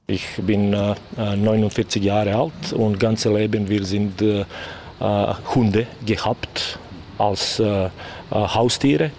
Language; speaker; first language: German; non-native, learner; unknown